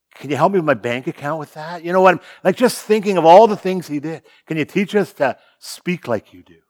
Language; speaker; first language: English; native; English